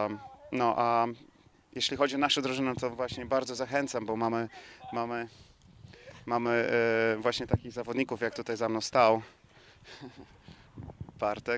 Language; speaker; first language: Polish; native; Polish